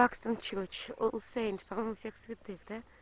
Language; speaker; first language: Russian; native; Russian